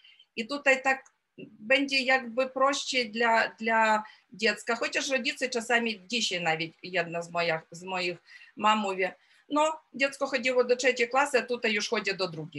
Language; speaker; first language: Polish; non-native, fluent; Ukrainian